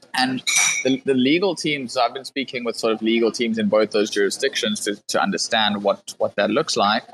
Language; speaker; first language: English; native; English